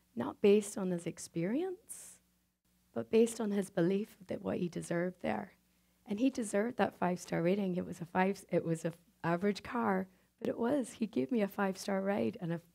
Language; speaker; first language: English; native; English